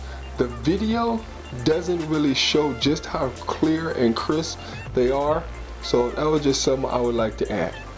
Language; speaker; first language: English; native; English